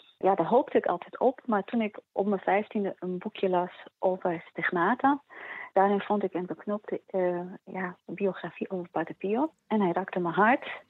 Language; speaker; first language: Dutch; early bilingual, other home language; Polish